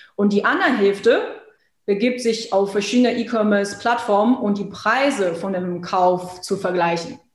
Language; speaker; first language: German; non-native, fluent; Chinese